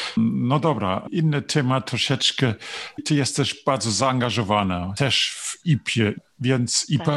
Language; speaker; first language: Polish; non-native, learner; German